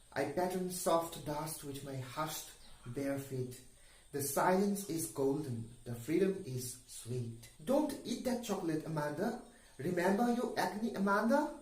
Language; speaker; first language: English; non-native, local second language; Assamese